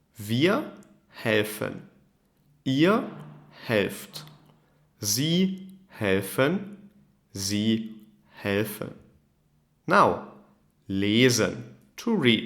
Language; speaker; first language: German; non-native, fluent; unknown